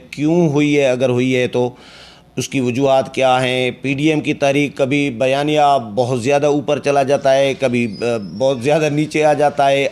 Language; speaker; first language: Urdu; non-native, local second language; Sindhi